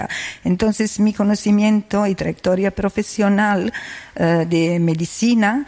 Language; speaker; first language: Spanish; non-native, learner; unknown